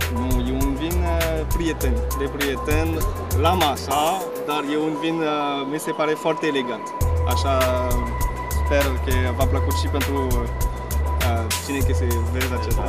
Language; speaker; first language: Romanian; non-native, fluent; French